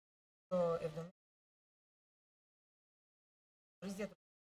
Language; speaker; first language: Greek; non-native, learner; Russian